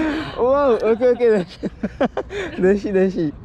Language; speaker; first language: Korean; non-native, fluent; French